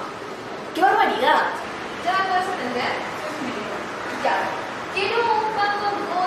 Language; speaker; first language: Spanish; native; Spanish